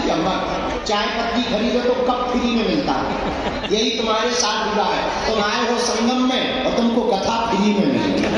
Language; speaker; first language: Hindi; native; Hindi